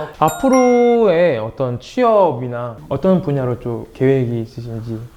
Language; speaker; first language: Korean; early bilingual, other home language; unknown